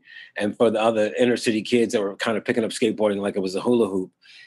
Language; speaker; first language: English; native; English